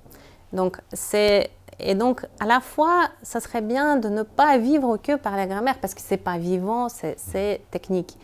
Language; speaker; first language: French; non-native, fluent; Russian